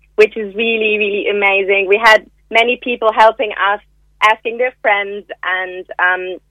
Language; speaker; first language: English; non-native, fluent; German